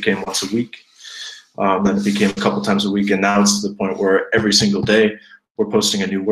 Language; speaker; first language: English; native; English